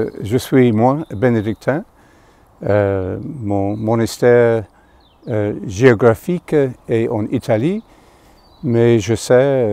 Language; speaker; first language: French; non-native, fluent; English